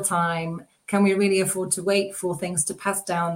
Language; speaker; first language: English; native; English